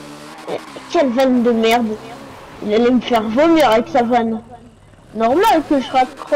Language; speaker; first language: French; native; French